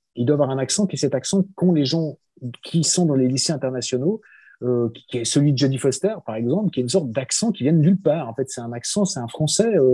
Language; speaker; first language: French; native; French